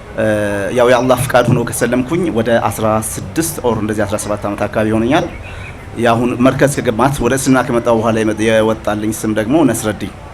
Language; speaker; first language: Amharic; native; Amharic